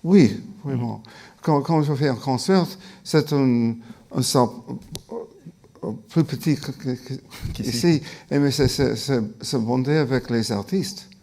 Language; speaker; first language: French; non-native, fluent; English